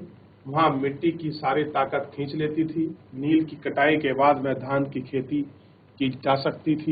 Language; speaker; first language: Hindi; native; Hindi